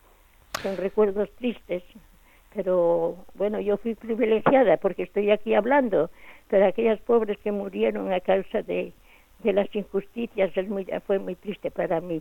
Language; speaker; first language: Spanish; native; Spanish